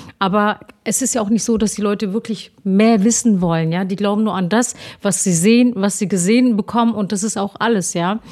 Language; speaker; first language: German; early bilingual, other home language; Turkish